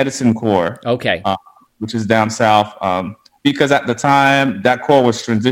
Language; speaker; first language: English; non-native, fluent; Haitian Creole